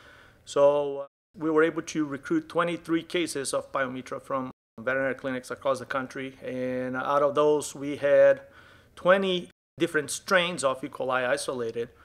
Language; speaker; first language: English; non-native, fluent; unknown